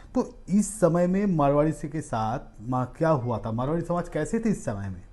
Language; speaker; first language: Hindi; non-native, local second language; Bangla